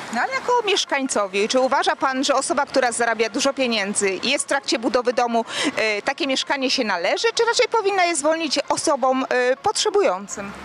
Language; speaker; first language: Polish; native; Polish